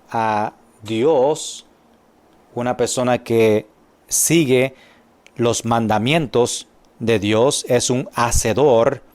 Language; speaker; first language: Spanish; non-native, fluent; English